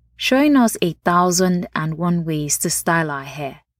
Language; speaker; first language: English; non-native, local second language; Yoruba